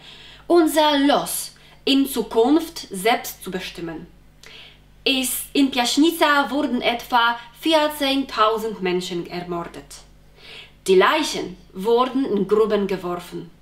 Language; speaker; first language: German; non-native, fluent; Polish